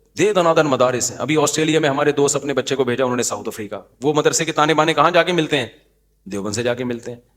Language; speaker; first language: Urdu; native; Urdu